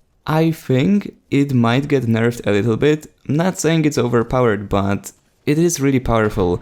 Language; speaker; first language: English; non-native, fluent; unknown